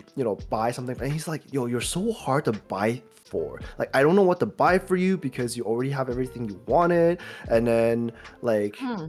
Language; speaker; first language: English; early bilingual, other home language; Chinese